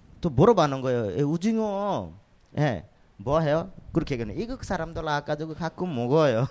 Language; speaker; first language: Korean; non-native, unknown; Bangla